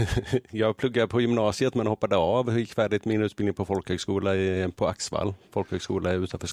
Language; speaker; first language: Swedish; native; Swedish